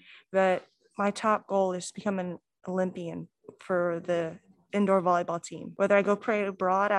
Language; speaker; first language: English; native; English